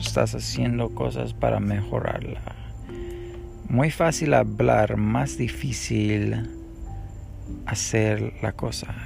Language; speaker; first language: Spanish; non-native, learner; English